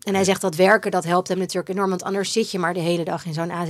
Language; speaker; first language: Dutch; native; Dutch